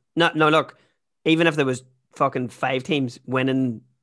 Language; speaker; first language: English; native; English